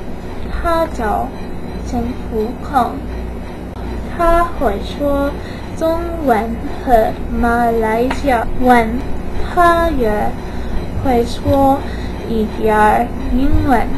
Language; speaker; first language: Chinese; non-native, learner; Japanese